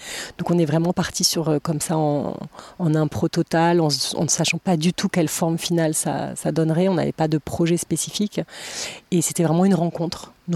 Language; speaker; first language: French; native; French